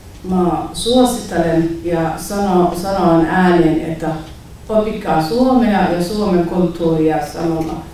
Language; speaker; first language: Finnish; non-native, learner; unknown